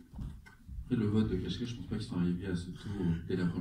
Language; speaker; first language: French; native; French